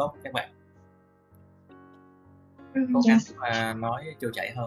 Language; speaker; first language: Vietnamese; native; Vietnamese